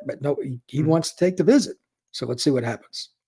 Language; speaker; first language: English; native; English